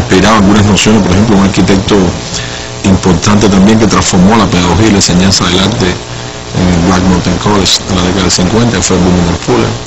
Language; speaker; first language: Spanish; native; Spanish